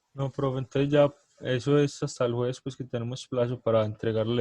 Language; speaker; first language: Spanish; native; Spanish